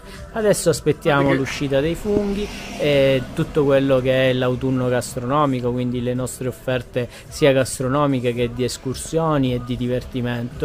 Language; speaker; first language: Italian; native; Italian